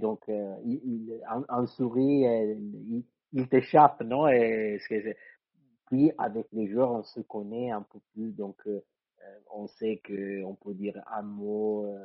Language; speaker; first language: French; non-native, fluent; Italian